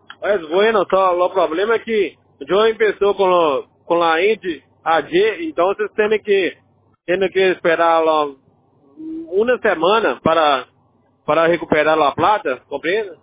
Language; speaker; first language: Spanish; non-native, learner; Portuguese